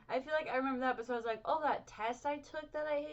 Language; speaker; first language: English; native; English